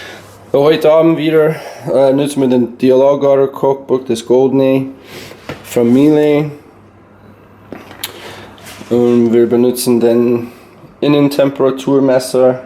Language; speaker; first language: German; non-native, learner; English